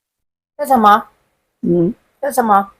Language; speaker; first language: Chinese; non-native, learner; Indonesian